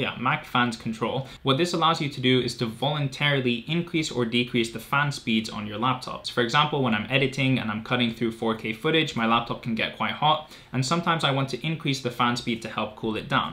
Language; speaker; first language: English; native; English